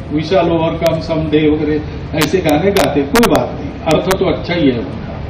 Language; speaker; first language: Hindi; non-native, local second language; Marathi